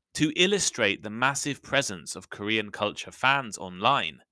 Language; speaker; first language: English; native; English